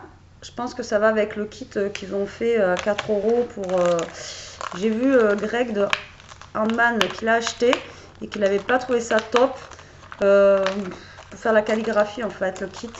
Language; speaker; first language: French; native; French